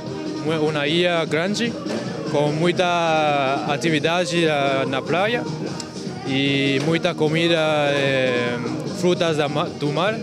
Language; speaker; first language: Portuguese; non-native, learner; Chinese